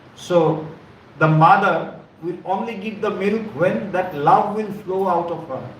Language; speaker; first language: English; non-native, local second language; Bangla